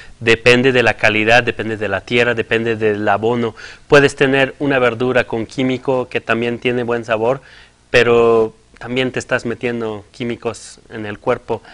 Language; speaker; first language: Spanish; non-native, fluent; French